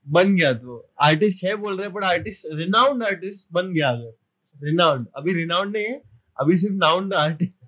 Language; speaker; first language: Hindi; non-native, local second language; Marathi